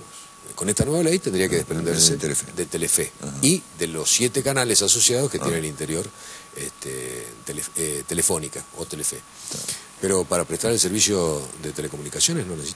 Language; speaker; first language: Spanish; native; Spanish